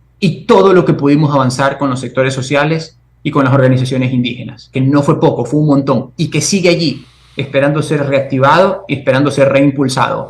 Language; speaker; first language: Spanish; native; Spanish